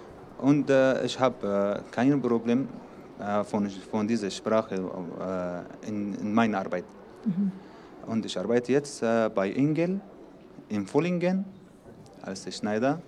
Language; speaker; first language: German; non-native, learner; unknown